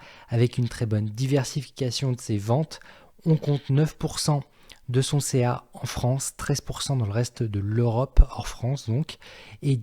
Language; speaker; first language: French; native; French